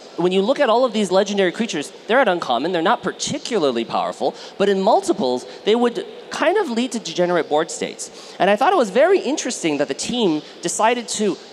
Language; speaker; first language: English; native; English